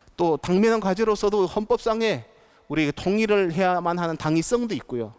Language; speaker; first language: Korean; native; Korean